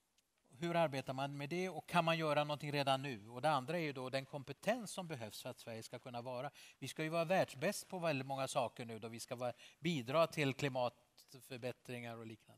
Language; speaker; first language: Swedish; native; Swedish